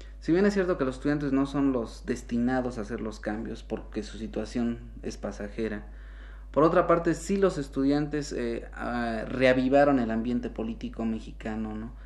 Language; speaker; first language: Spanish; native; Spanish